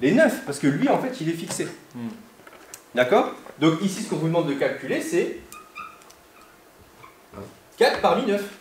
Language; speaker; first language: French; native; French